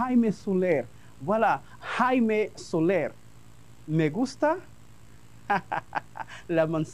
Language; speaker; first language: French; non-native, fluent; Spanish